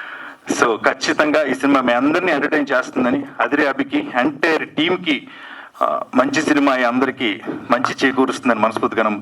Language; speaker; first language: Telugu; native; Telugu